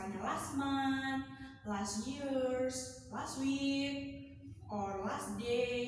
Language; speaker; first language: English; non-native, learner; Indonesian